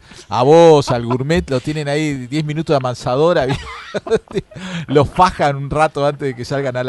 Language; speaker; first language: Spanish; native; Spanish